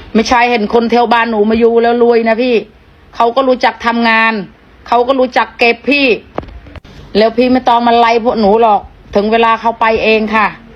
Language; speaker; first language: Thai; non-native, fluent; Khmer